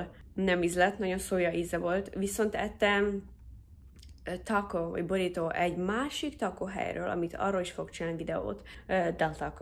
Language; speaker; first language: Hungarian; non-native, fluent; English